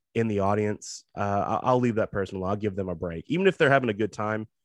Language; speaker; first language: English; native; English